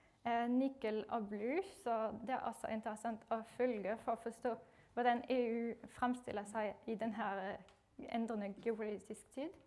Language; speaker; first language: Norwegian; non-native, fluent; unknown